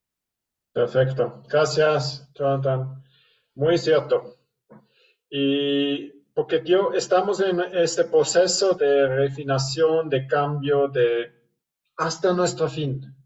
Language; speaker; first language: Spanish; non-native, fluent; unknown